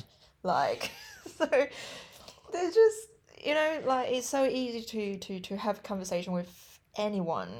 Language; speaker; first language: English; non-native, fluent; Chinese